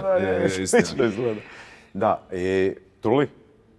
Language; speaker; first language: Croatian; native; Croatian